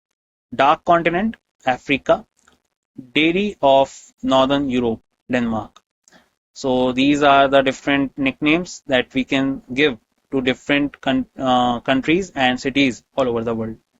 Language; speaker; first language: English; non-native, local second language; Hindi